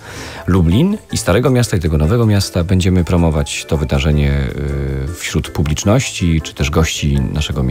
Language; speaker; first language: Polish; native; Polish